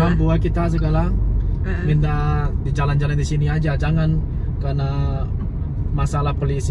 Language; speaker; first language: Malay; non-native, learner; Cantonese